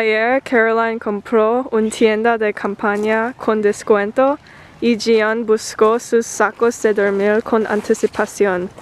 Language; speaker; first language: Spanish; non-native, learner; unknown